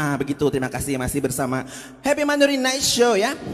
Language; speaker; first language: Indonesian; native; Indonesian